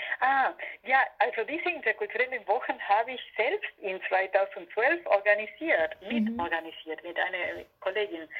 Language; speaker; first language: German; non-native, fluent; Spanish